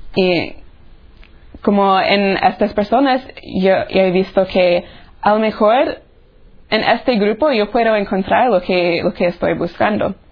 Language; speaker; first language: Spanish; non-native, fluent; English